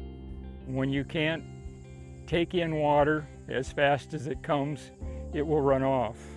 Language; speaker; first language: English; native; English